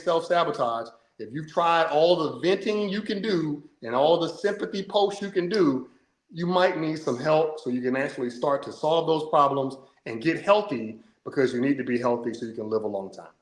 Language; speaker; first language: English; native; English